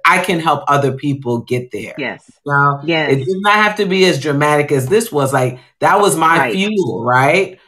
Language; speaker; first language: English; native; English